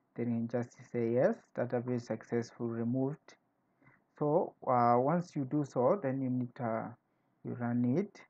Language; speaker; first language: English; non-native, fluent; Portuguese